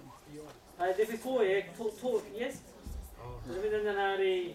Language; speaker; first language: Swedish; non-native, learner; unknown